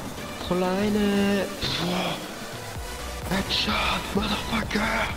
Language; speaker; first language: French; native; French